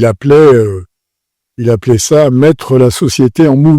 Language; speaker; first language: French; native; French